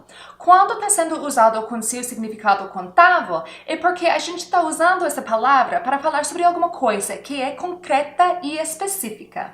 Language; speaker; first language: Portuguese; non-native, fluent; English